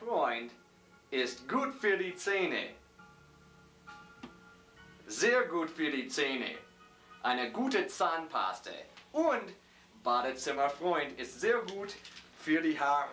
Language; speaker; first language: German; non-native, learner; English